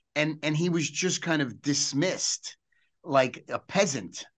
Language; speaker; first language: English; native; English